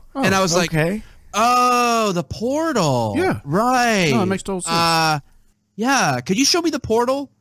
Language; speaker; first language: English; native; English